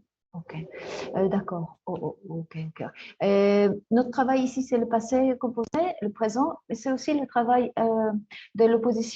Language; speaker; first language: French; non-native, fluent; Spanish